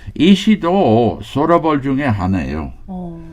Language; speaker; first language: Korean; non-native, fluent; English